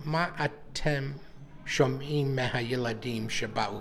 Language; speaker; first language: Hebrew; non-native, learner; English